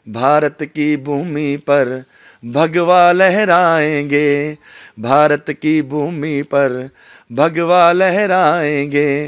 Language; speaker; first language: Hindi; non-native, local second language; Punjabi